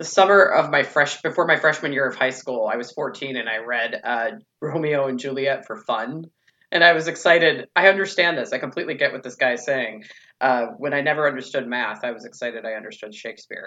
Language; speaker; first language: English; native; English